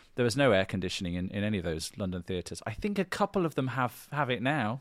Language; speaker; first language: English; native; English